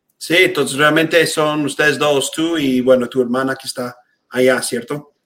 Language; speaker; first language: Spanish; non-native, fluent; English